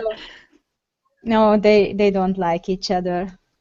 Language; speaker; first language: English; non-native, learner; Hungarian